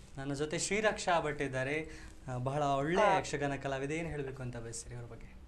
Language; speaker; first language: Kannada; native; Kannada